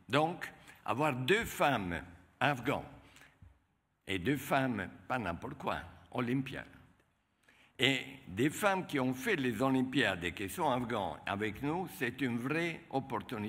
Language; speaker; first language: French; non-native, fluent; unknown